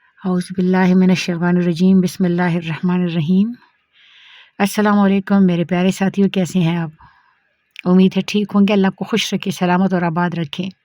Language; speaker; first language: Urdu; non-native, local second language; Pashto